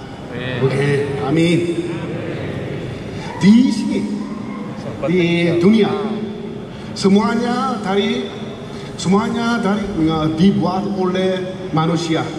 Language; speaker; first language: Indonesian; non-native, learner; Korean